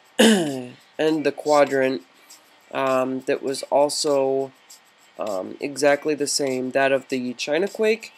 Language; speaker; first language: English; native; English